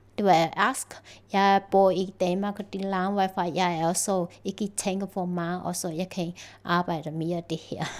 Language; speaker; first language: Danish; non-native, learner; Chinese